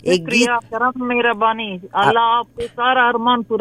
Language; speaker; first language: Hindi; non-native, learner; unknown